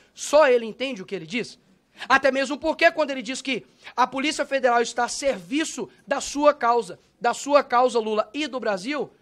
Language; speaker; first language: Portuguese; native; Portuguese